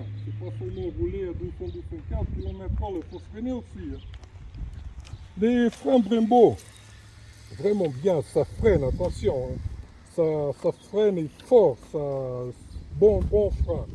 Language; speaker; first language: French; non-native, fluent; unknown